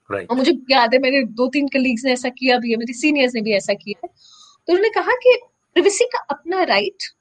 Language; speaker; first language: Hindi; native; Hindi